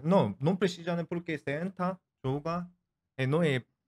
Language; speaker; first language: Portuguese; non-native, learner; Korean